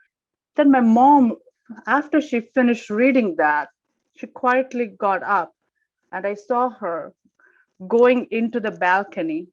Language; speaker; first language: English; non-native, local second language; Tamil